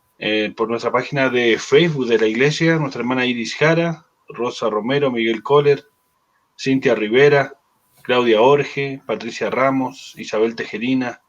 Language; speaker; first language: Spanish; native; Spanish